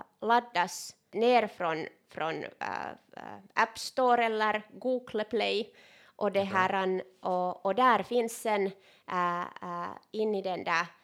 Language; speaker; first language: Swedish; non-native, local second language; Finnish